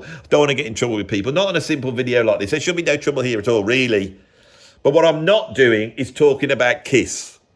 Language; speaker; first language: English; native; English